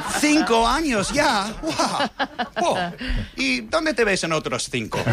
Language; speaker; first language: Spanish; non-native, fluent; English